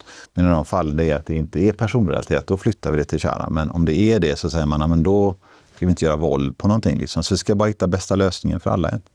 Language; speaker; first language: Swedish; native; Swedish